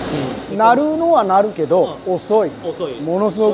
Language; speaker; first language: Japanese; non-native, local second language; Chinese